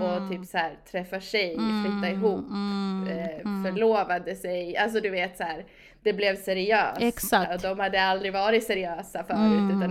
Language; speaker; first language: Swedish; native; Swedish